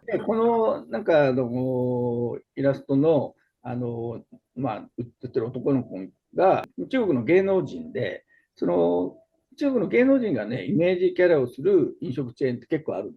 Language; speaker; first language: Japanese; native; Japanese